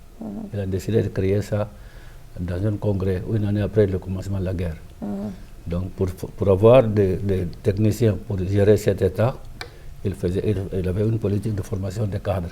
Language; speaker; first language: French; non-native, fluent; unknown